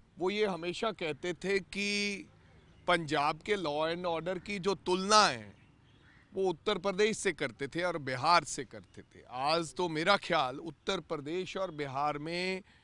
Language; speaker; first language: Hindi; non-native, local second language; Punjabi